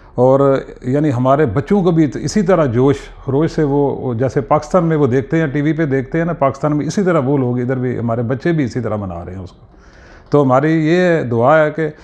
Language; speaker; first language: Urdu; non-native, local second language; Punjabi